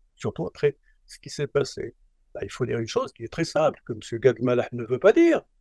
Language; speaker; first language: French; non-native, local second language; Arabic